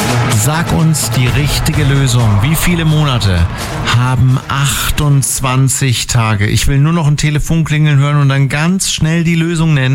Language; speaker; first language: German; native; German